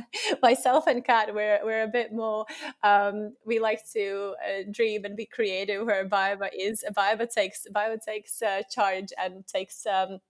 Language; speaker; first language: English; non-native, fluent; Latvian